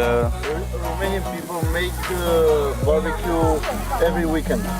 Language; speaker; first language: English; non-native, learner; Romanian